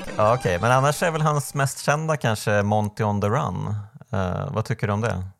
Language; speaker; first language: Swedish; native; Swedish